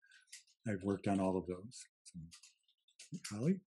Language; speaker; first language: English; native; English